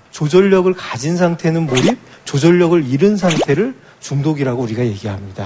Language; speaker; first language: Korean; native; Korean